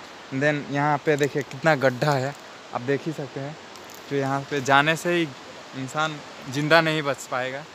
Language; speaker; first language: Hindi; non-native, local second language; Bangla